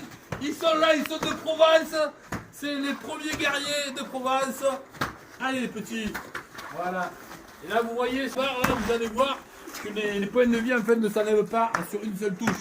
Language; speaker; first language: French; native; French